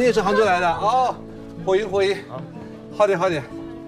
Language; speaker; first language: Chinese; native; Chinese